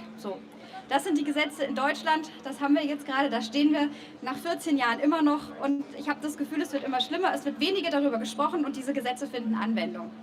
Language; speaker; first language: German; native; German